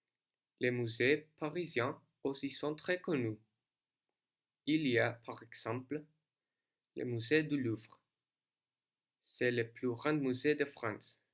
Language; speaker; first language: French; non-native, learner; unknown